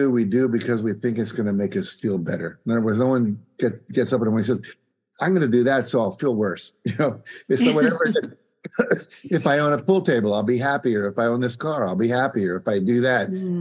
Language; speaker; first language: English; native; English